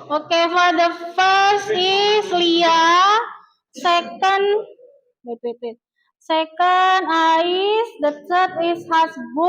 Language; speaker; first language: English; non-native, learner; Indonesian